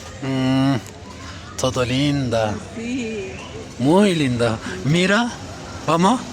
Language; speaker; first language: Spanish; non-native, learner; Turkish